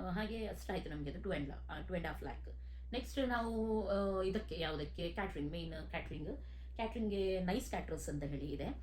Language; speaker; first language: Kannada; non-native, local second language; Konkani